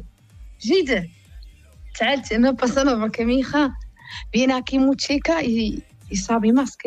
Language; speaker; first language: Spanish; non-native, learner; Arabic